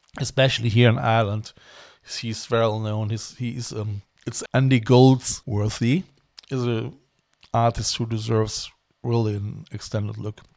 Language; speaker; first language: English; non-native, fluent; German